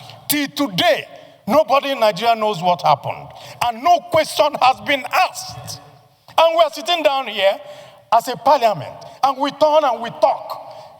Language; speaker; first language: English; non-native, local second language; Igbo